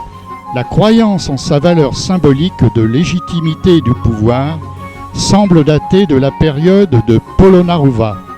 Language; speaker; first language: French; native; French